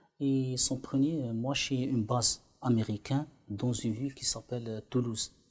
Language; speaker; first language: French; non-native, learner; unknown